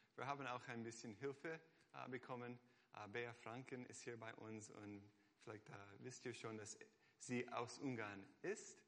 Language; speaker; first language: German; non-native, fluent; Hungarian